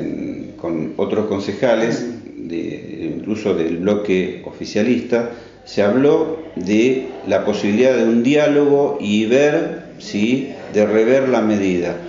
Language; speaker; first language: Spanish; native; Spanish